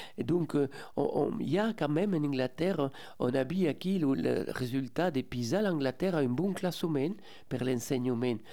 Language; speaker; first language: French; native; French